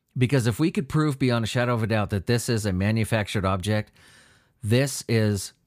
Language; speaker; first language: English; native; English